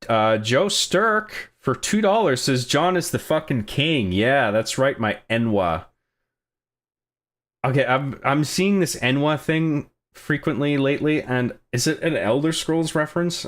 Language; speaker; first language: English; native; English